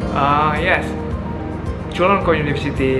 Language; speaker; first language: English; non-native, fluent; Indonesian